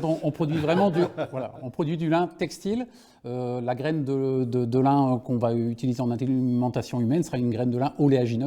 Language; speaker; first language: French; native; French